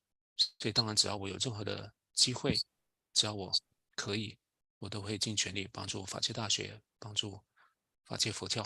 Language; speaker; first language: Chinese; native; Chinese